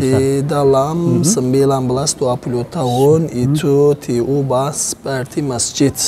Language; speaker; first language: Indonesian; non-native, learner; Turkish